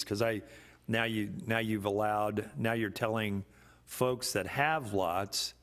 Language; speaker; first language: English; native; English